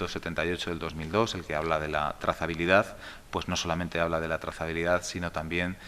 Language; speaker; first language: Spanish; native; Spanish